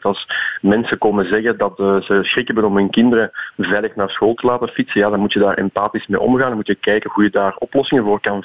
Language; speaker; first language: Dutch; native; Dutch